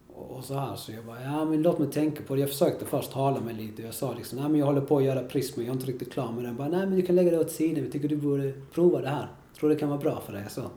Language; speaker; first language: Swedish; early bilingual, other home language; Spanish